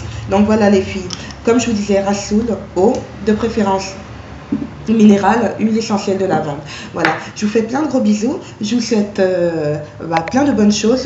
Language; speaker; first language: French; native; French